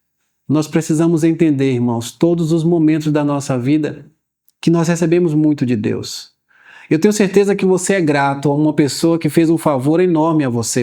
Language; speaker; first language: Portuguese; native; Portuguese